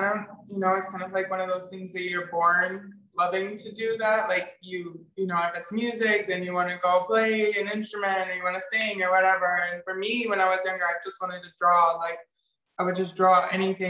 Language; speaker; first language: English; native; English